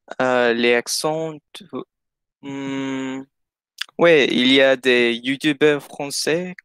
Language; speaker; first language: French; non-native, learner; English